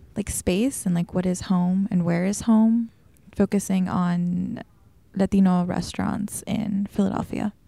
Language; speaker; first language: English; early bilingual, other home language; Spanish